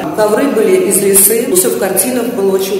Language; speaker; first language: Russian; native; Russian